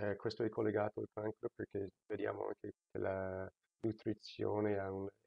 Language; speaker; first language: Italian; non-native, fluent; English